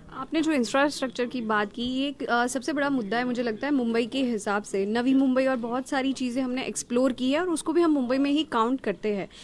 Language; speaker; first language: Hindi; non-native, local second language; Gujarati